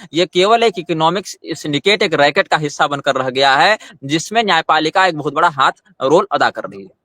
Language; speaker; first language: Hindi; native; Hindi